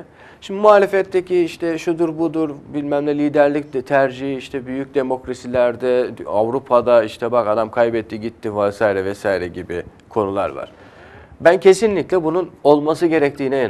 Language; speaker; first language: Turkish; native; Turkish